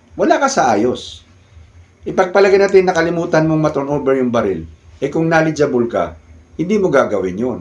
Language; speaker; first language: Filipino; non-native, local second language; Cebuano